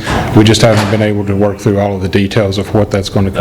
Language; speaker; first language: English; native; English